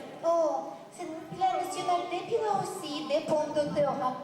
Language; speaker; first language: French; non-native, learner; Russian